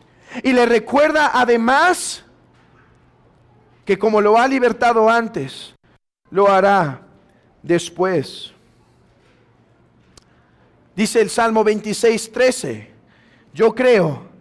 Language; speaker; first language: Spanish; native; Spanish